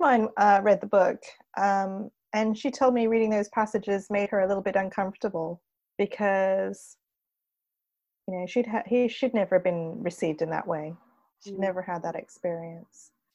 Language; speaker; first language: English; native; English